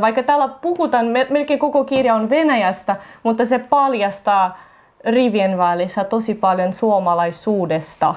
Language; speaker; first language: Finnish; non-native, fluent; Russian